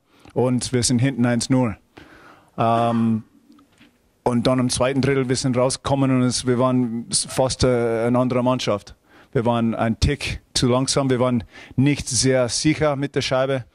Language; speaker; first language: German; non-native, fluent; English